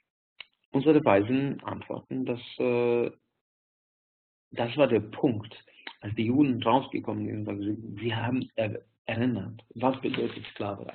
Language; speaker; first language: German; non-native, fluent; Hungarian